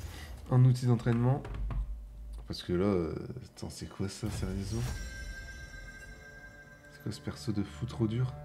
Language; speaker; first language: French; native; French